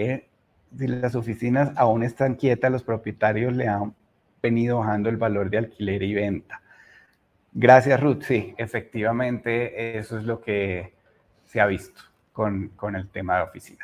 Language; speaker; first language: Spanish; native; Spanish